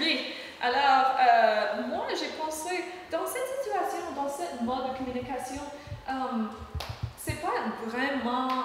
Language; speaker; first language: French; non-native, learner; English